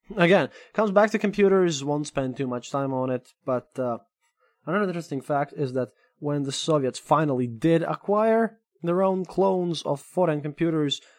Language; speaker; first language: English; non-native, fluent; Russian